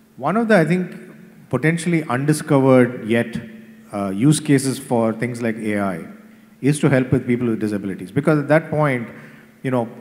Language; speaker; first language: English; non-native, local second language; Tamil